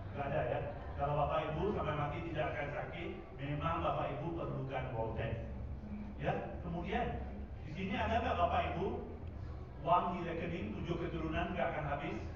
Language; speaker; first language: Indonesian; non-native, fluent; Tamil